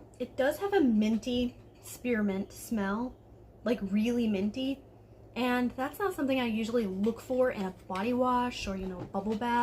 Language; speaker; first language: English; native; English